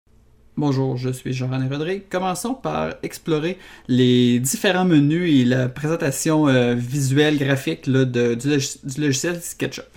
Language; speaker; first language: French; native; French